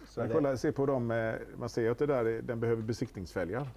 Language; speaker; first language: Swedish; native; Swedish